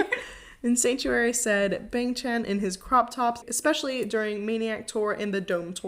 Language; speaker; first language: English; native; English